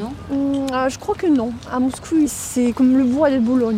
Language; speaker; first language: French; non-native, fluent; Russian